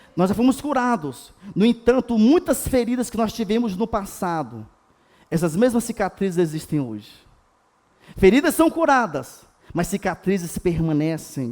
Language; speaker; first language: Portuguese; native; Portuguese